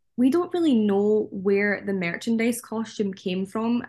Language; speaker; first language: English; native; English